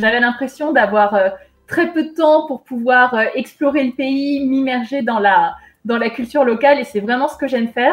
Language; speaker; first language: French; native; French